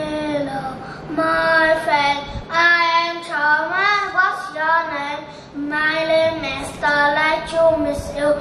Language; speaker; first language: English; non-native, learner; Vietnamese